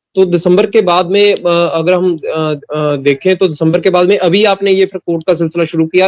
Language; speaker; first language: Hindi; non-native, local second language; Punjabi